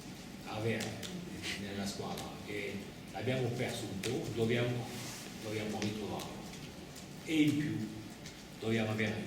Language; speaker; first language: Italian; non-native, fluent; French